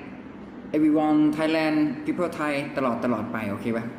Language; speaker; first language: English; non-native, learner; Thai